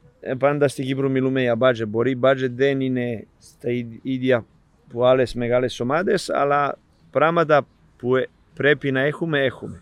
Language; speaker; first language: Greek; non-native, learner; Serbian